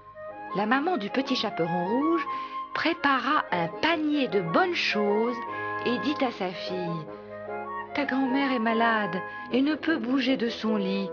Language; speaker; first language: French; native; French